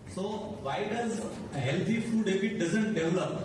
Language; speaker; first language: English; non-native, local second language; Gujarati